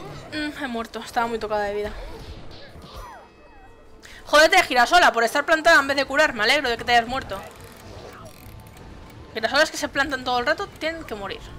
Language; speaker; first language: Spanish; native; Spanish